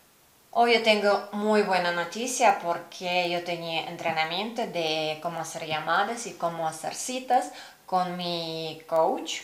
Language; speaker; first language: Spanish; non-native, learner; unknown